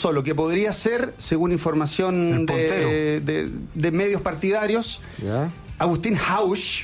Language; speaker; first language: Spanish; native; Spanish